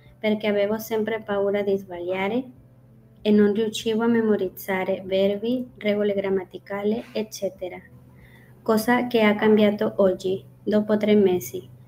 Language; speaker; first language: Italian; non-native, learner; Spanish